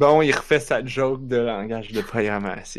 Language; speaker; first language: French; native; French